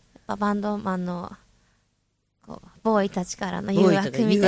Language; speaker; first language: Japanese; native; Japanese